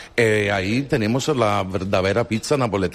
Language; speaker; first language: Spanish; non-native, fluent; Italian